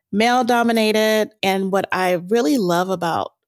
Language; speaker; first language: English; native; English